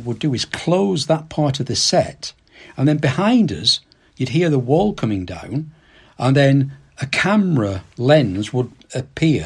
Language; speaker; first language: English; native; English